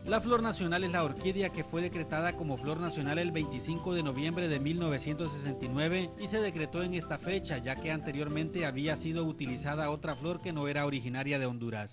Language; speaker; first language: Spanish; native; Spanish